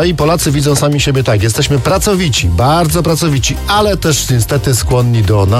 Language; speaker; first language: Polish; native; Polish